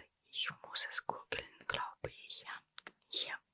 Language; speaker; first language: German; non-native, fluent; Russian